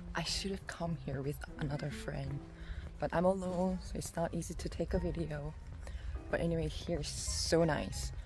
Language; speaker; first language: English; non-native, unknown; Korean